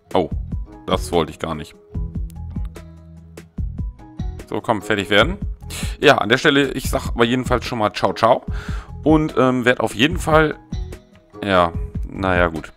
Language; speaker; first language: German; native; German